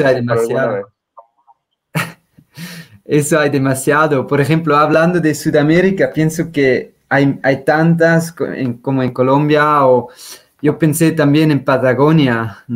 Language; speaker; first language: Spanish; non-native, fluent; Swiss German